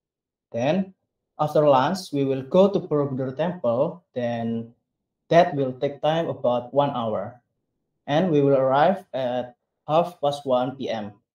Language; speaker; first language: English; non-native, learner; Indonesian